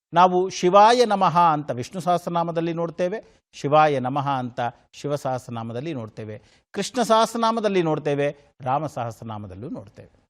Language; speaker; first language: Kannada; native; Kannada